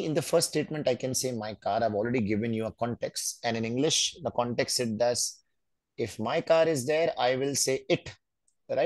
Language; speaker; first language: English; non-native, local second language; Hindi